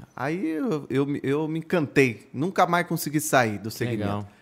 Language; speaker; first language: Portuguese; native; Portuguese